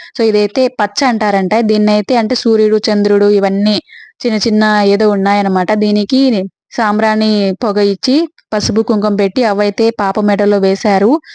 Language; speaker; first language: Telugu; non-native, local second language; Lambadi